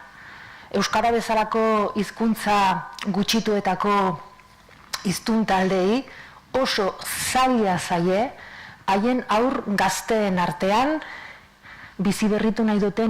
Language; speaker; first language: Basque; native; Basque